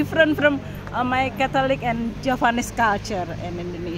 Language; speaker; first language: English; non-native, learner; Indonesian